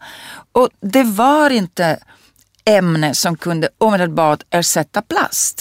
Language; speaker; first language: Swedish; non-native, fluent; Italian